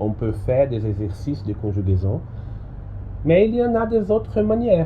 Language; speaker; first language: French; non-native, learner; Portuguese